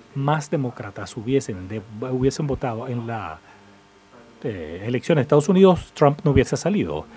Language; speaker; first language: Spanish; non-native, fluent; English